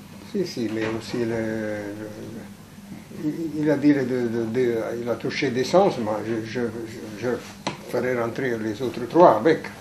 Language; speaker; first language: French; non-native, fluent; Italian